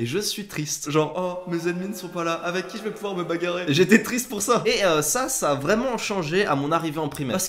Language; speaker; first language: French; native; French